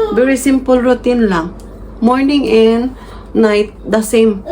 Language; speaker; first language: English; non-native, local second language; Cebuano